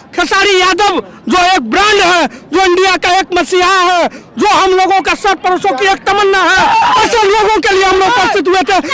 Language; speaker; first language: Hindi; non-native, local second language; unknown